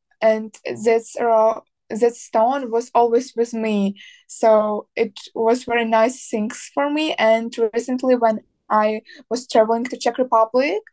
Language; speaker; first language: English; non-native, learner; Ukrainian